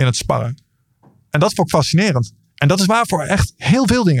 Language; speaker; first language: Dutch; native; Dutch